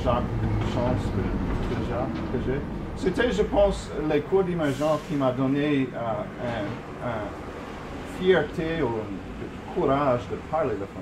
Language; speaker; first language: French; non-native, fluent; English